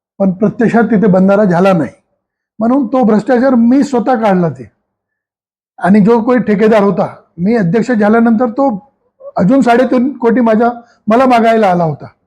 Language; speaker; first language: Marathi; non-native, local second language; Hindi